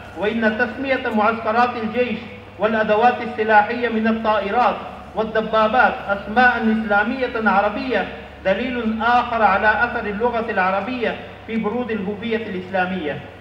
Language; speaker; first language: Arabic; non-native, fluent; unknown